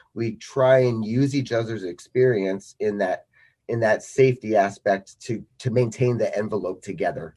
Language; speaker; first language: English; native; English